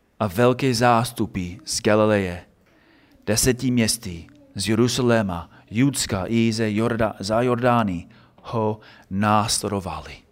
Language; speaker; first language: Czech; non-native, fluent; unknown